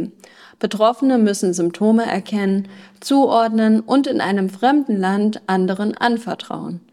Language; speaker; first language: German; native; German